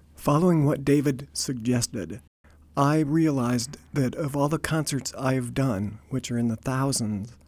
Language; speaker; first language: English; native; English